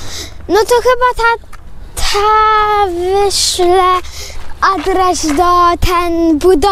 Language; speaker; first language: Polish; early bilingual, heritage; Polish